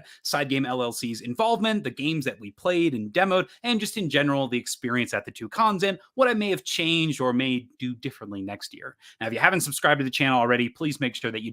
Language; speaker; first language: English; native; English